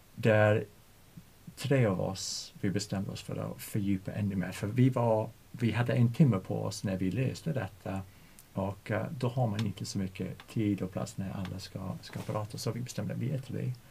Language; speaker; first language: Swedish; non-native, fluent; English